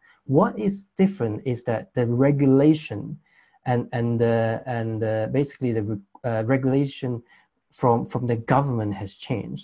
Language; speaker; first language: English; non-native, local second language; Chinese